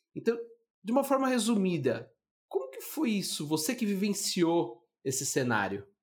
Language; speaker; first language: Portuguese; native; Portuguese